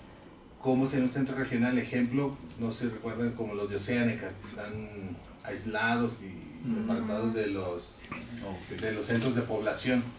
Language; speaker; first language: Spanish; native; Spanish